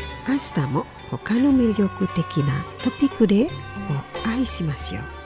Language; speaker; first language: Japanese; non-native, fluent; Indonesian